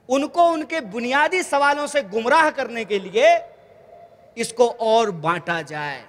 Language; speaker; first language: Hindi; native; Hindi